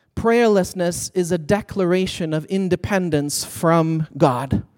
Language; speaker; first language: English; non-native, fluent; Swedish